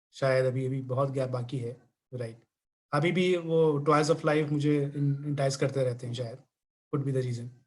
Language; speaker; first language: Hindi; native; Hindi